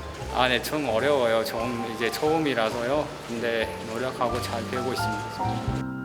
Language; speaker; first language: Korean; non-native, learner; Uzbek